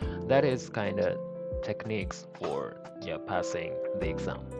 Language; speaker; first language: English; non-native, learner; Japanese